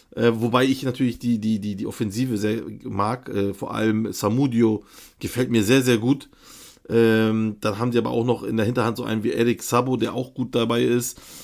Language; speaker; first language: German; early bilingual, other home language; Turkish